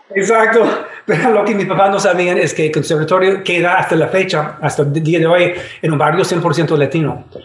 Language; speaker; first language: Spanish; non-native, fluent; English